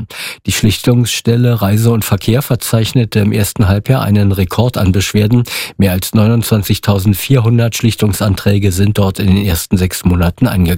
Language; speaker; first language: German; native; German